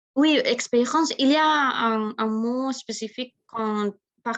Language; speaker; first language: French; non-native, learner; Spanish